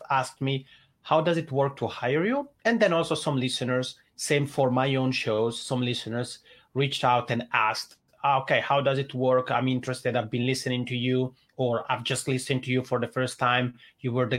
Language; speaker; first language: English; non-native, fluent; Italian